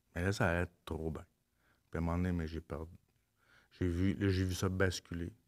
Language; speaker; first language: French; native; French